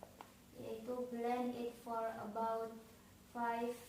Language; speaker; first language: English; non-native, learner; Indonesian